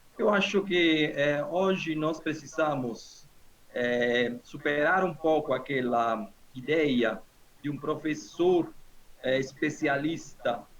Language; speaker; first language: Portuguese; non-native, fluent; Italian